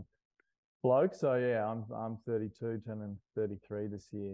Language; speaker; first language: English; native; English